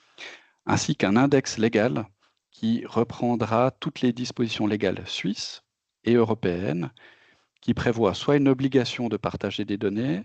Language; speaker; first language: French; native; French